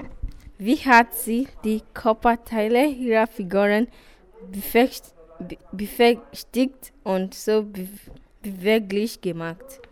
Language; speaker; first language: German; non-native, learner; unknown